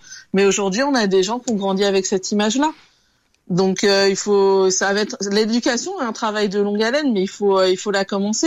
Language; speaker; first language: French; native; French